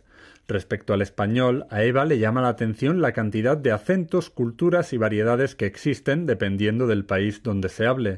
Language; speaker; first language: Spanish; native; Spanish